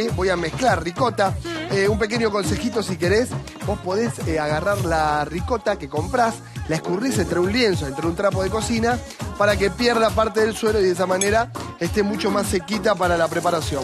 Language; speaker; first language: Spanish; native; Spanish